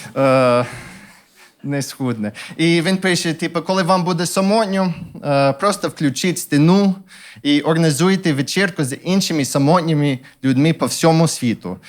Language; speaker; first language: Ukrainian; non-native, fluent; English